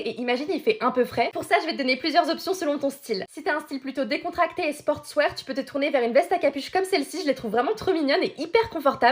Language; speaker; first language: French; native; French